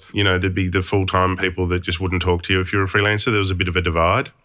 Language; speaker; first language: English; native; English